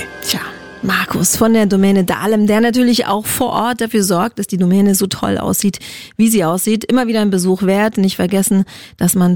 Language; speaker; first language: German; native; German